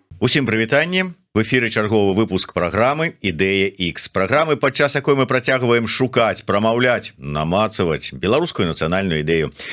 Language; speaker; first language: Belarusian; non-native, local second language; Russian